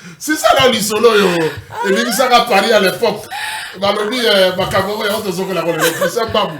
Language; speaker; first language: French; non-native, local second language; Lingala